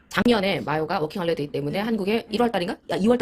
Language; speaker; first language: Korean; native; Korean